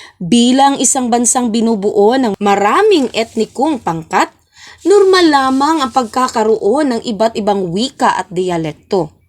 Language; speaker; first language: Filipino; non-native, local second language; Cebuano